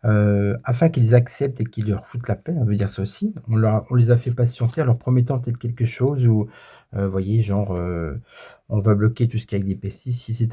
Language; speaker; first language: French; native; French